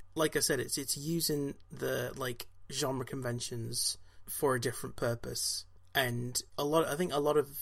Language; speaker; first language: English; native; English